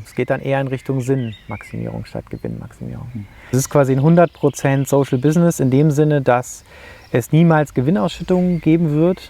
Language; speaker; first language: German; native; German